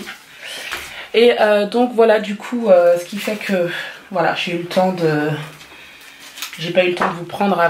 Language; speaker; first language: French; native; French